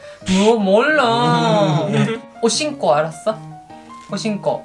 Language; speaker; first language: Korean; non-native, learner; Japanese